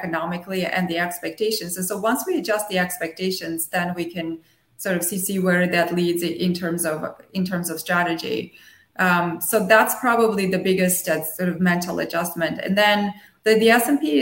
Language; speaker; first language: English; non-native, fluent; Armenian